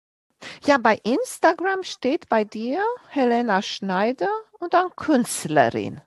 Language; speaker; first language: German; native; German